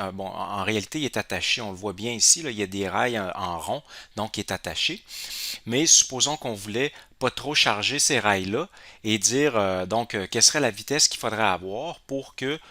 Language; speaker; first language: French; native; French